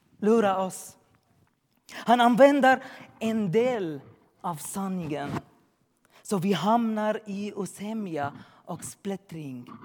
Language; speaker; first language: Swedish; non-native, learner; Arabic